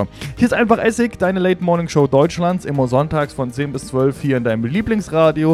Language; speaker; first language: German; native; German